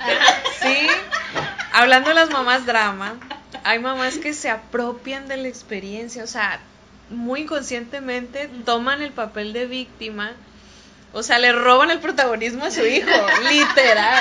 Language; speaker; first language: Spanish; native; Spanish